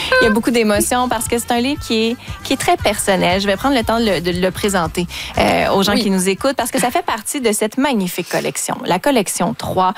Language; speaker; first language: French; native; French